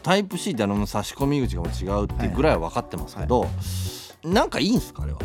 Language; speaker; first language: Japanese; native; Japanese